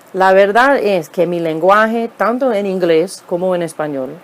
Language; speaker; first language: Spanish; non-native, fluent; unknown